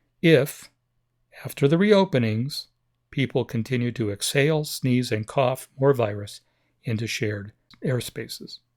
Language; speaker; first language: English; native; English